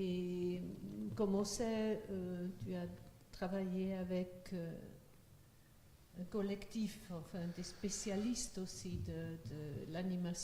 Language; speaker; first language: French; non-native, fluent; Swiss German